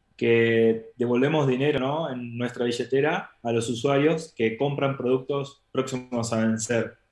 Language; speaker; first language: Spanish; native; Spanish